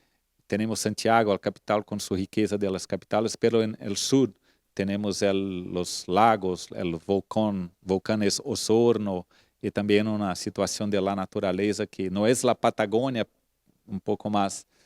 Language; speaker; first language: Spanish; non-native, fluent; Portuguese